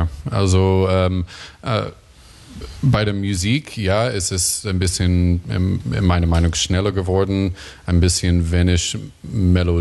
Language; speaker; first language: German; non-native, fluent; English